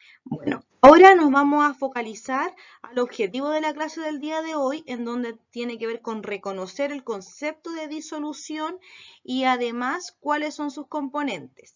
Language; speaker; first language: Spanish; native; Spanish